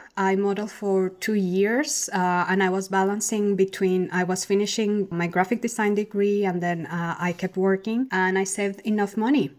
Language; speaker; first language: English; non-native, fluent; Spanish